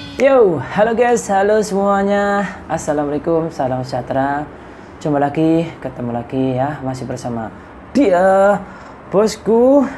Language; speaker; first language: Indonesian; native; Indonesian